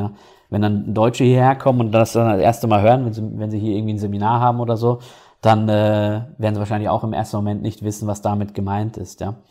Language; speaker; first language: German; native; German